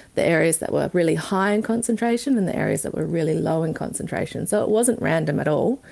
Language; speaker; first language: English; native; English